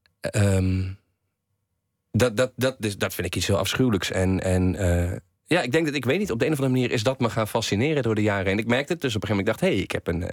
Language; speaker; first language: Dutch; native; Dutch